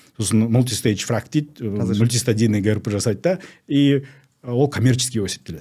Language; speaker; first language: Russian; non-native, local second language; Kazakh